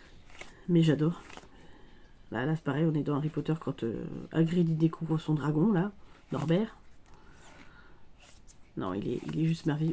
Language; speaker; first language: French; native; French